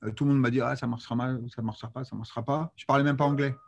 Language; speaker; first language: French; native; French